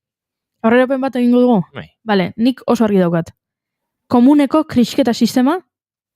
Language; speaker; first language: Basque; native; Basque